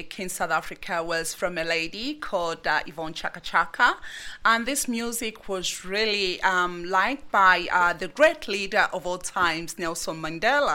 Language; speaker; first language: English; non-native, local second language; Bemba